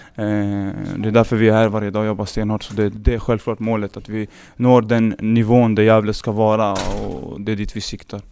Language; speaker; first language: Swedish; early bilingual, other home language; Serbian